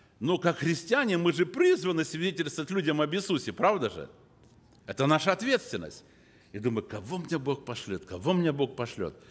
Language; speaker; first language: Russian; native; Russian